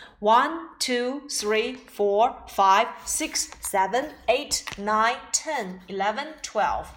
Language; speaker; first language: English; non-native, fluent; Chinese